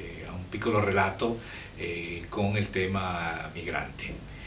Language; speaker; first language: Italian; non-native, fluent; Spanish